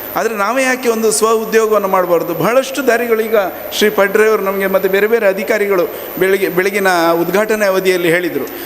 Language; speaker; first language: Kannada; non-native, local second language; Konkani